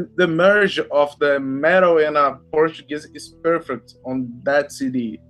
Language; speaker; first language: English; non-native, learner; Portuguese